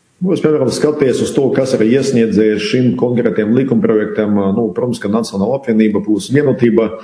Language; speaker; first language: Latvian; non-native, local second language; Russian